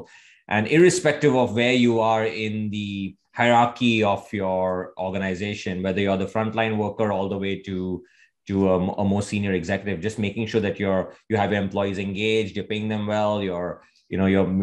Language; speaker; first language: English; non-native, local second language; Hindi